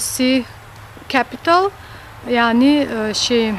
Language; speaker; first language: Turkish; early bilingual, heritage; Russian